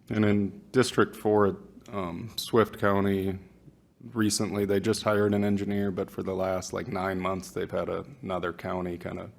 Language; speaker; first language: English; native; English